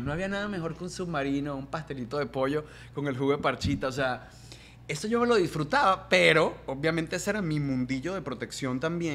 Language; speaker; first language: Spanish; native; Spanish